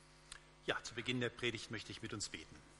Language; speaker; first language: German; native; German